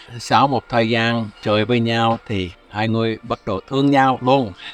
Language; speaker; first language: Vietnamese; non-native, fluent; English